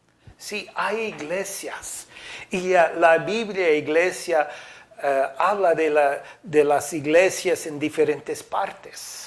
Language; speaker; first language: Spanish; non-native, fluent; English